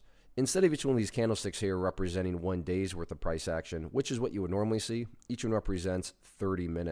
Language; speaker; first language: English; native; English